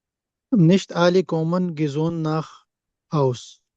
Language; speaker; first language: German; non-native, learner; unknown